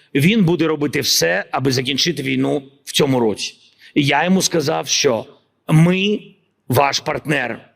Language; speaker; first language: Ukrainian; non-native, local second language; Russian